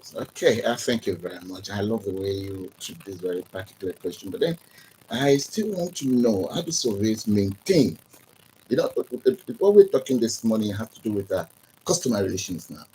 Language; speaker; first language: English; non-native, local second language; Yoruba